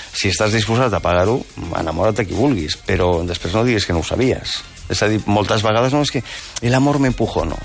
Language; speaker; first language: Catalan; non-native, local second language; Spanish